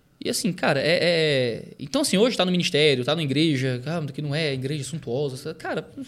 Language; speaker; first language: Portuguese; native; Portuguese